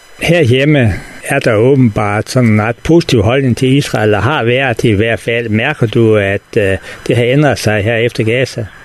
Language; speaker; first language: Danish; native; Danish